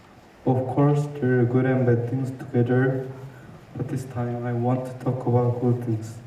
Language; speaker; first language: English; non-native, fluent; Korean